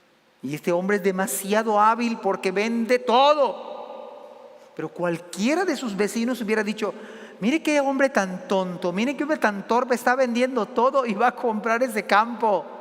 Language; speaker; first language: Spanish; native; Spanish